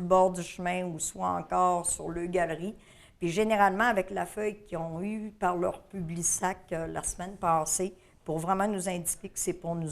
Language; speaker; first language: French; native; French